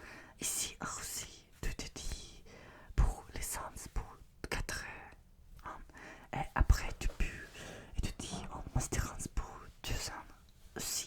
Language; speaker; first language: French; non-native, learner; Russian